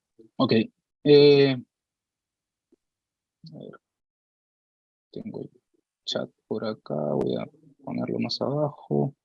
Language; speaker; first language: Spanish; native; Spanish